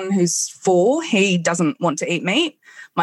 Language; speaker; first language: English; native; English